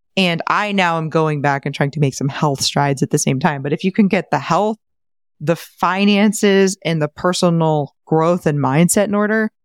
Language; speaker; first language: English; native; English